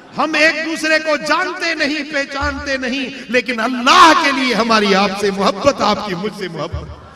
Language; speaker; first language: Urdu; non-native, local second language; Sindhi